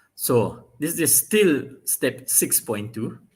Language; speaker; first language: English; non-native, local second language; Malay